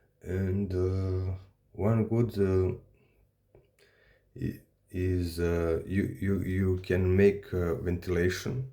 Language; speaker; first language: English; non-native, learner; Serbian